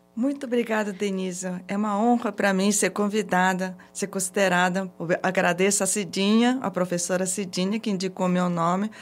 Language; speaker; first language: Portuguese; early bilingual, other home language; Japanese